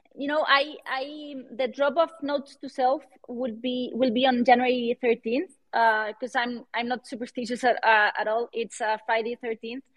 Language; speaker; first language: English; non-native, fluent; Spanish